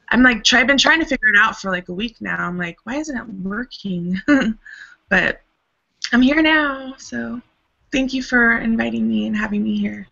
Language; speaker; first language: English; native; English